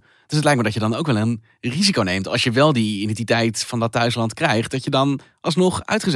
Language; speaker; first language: Dutch; native; Dutch